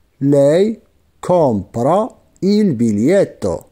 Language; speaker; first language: Italian; non-native, fluent; Arabic